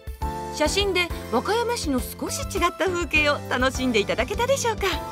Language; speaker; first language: Japanese; native; Japanese